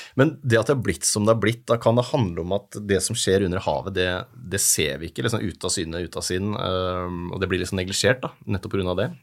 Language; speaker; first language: Norwegian; native; Norwegian